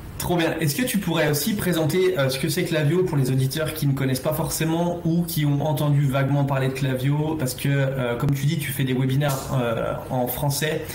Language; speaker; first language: French; native; French